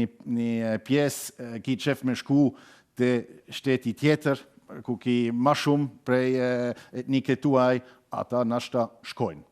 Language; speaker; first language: Albanian; non-native, learner; German